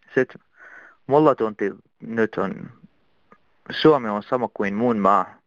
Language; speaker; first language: Finnish; non-native, learner; Arabic